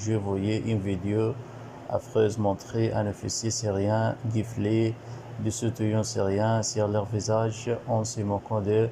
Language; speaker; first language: French; non-native, learner; Arabic